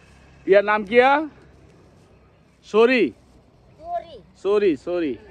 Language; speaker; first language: Hindi; non-native, learner; Bangla